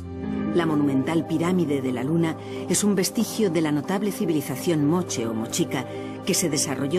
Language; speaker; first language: Spanish; native; Spanish